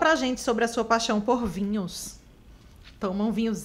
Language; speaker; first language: Portuguese; native; Portuguese